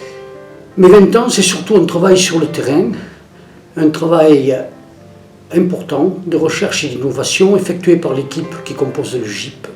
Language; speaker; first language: French; native; French